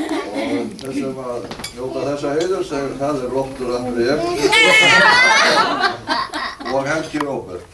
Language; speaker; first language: Icelandic; native; Icelandic